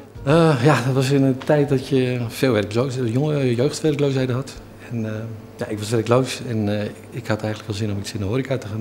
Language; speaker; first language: Dutch; native; Dutch